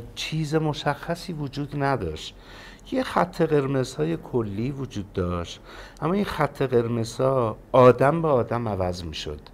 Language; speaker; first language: Persian; non-native, local second language; Azerbaijani